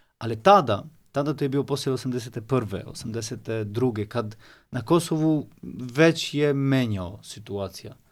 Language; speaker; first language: Serbian; non-native, fluent; Albanian